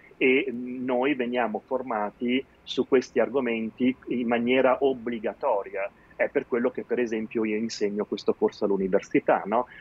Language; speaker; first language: Italian; native; Italian